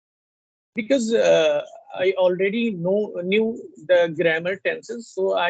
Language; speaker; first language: English; non-native, learner; Hindi